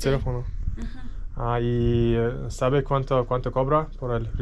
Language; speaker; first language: Spanish; non-native, learner; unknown